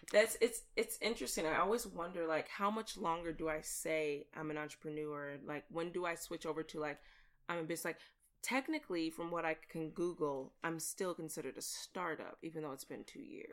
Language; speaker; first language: English; native; English